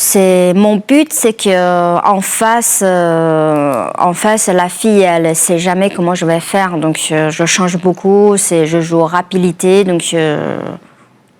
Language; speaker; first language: French; non-native, fluent; Chinese